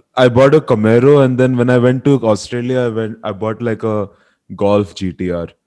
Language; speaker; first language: English; non-native, local second language; Hindi